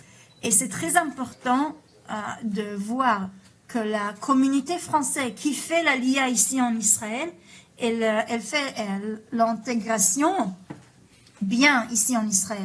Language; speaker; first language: French; early bilingual, heritage; Hebrew